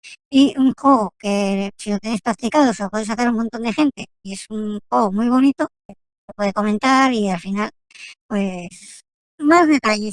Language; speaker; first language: Spanish; native; Spanish